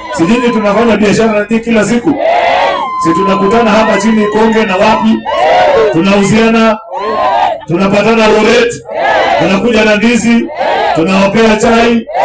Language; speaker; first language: Swahili; non-native, local second language; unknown